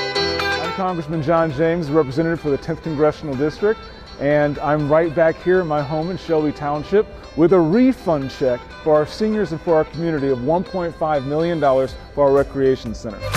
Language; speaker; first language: English; native; English